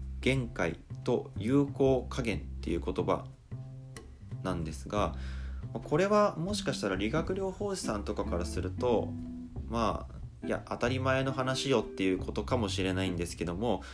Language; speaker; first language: Japanese; native; Japanese